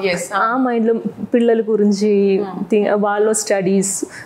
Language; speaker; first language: Telugu; non-native, fluent; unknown